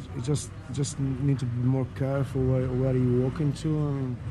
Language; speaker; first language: English; non-native, learner; Italian